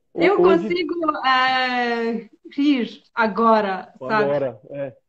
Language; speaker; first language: Portuguese; non-native, fluent; Serbian